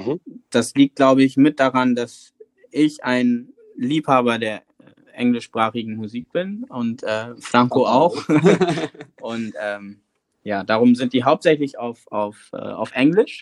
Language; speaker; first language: German; native; German